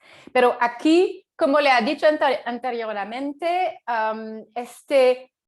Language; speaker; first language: Spanish; non-native, fluent; French